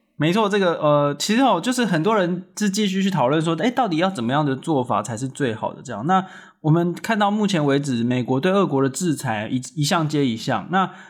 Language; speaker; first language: Chinese; native; Chinese